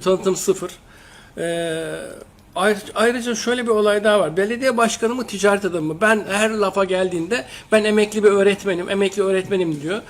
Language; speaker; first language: Turkish; native; Turkish